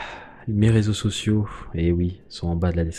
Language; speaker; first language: French; native; French